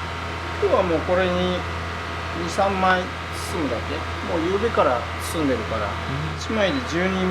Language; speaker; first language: Japanese; native; Japanese